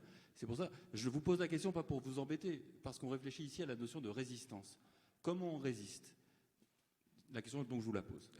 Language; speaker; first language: French; native; French